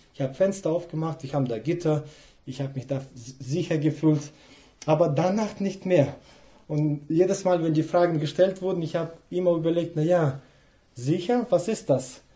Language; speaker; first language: German; non-native, fluent; Russian